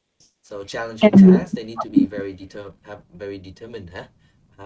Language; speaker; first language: English; non-native, fluent; Vietnamese